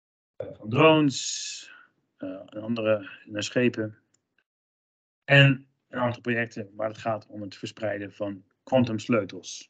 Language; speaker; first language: Dutch; native; Dutch